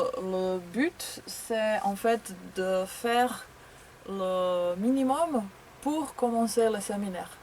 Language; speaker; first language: French; non-native, fluent; Croatian